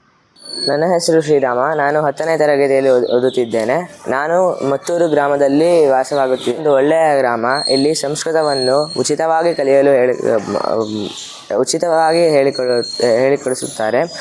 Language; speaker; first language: Kannada; non-native, local second language; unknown